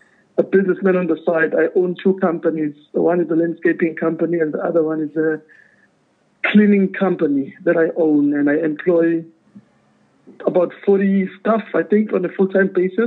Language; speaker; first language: English; non-native, local second language; Zulu